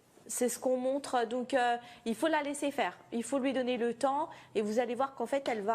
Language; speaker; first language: French; native; French